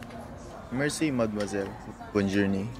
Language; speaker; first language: French; non-native, learner; Filipino